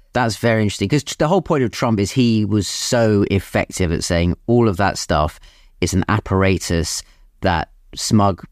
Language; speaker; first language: English; native; English